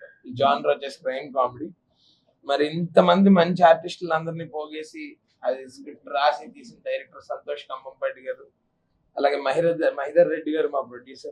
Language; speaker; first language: Telugu; native; Telugu